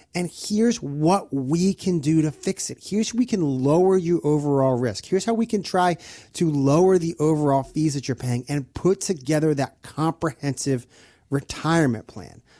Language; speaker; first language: English; native; English